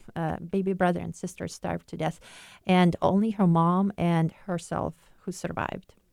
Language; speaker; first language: English; non-native, fluent; Ukrainian